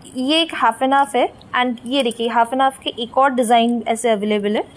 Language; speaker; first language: Hindi; non-native, local second language; Bangla